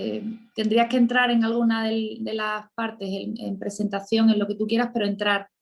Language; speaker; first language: Spanish; native; Spanish